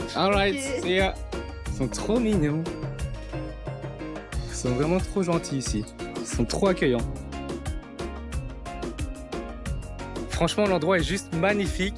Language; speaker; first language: French; native; French